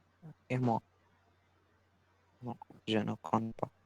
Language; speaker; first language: French; non-native, learner; Arabic